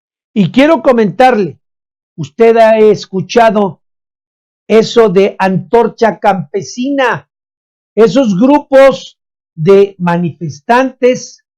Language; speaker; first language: Spanish; native; Spanish